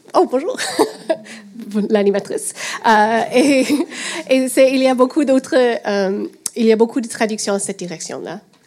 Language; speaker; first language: French; non-native, fluent; English